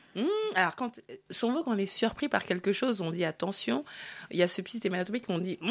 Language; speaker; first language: French; early bilingual, other home language; Lingala